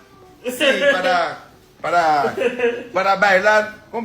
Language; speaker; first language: Spanish; non-native, learner; Haitian Creole